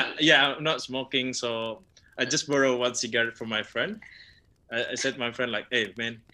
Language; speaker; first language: English; non-native, learner; Indonesian